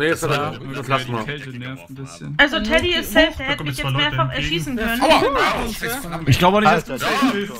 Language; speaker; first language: German; native; German